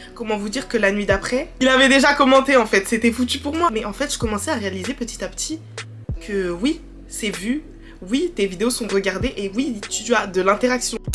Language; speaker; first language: French; early bilingual, other home language; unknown